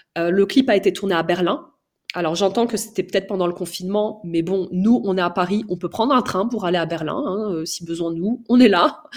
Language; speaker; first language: French; native; French